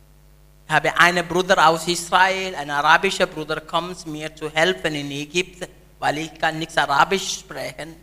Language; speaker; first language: German; non-native, learner; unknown